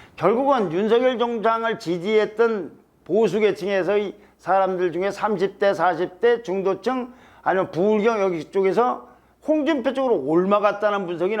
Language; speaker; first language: Korean; native; Korean